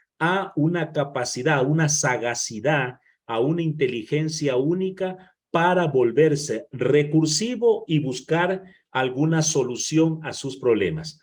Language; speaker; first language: Spanish; native; Spanish